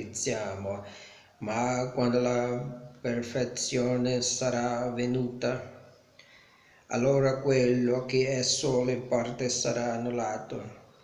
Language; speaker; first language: Italian; non-native, learner; Portuguese